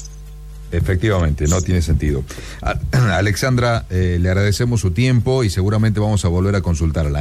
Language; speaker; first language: Spanish; native; Spanish